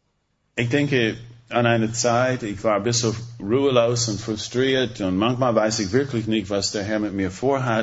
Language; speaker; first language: German; non-native, fluent; English